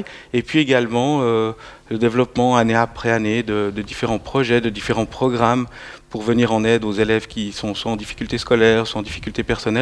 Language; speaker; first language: French; native; French